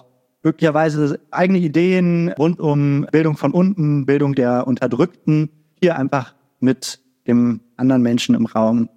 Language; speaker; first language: German; native; German